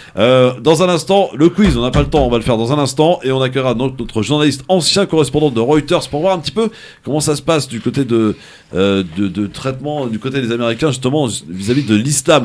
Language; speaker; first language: French; native; French